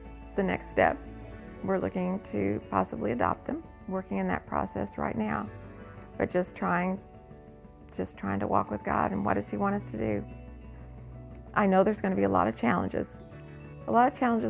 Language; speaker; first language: English; native; English